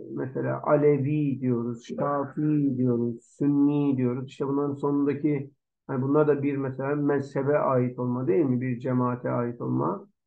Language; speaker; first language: Turkish; native; Turkish